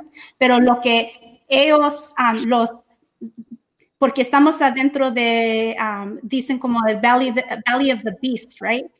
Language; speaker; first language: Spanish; early bilingual, heritage; English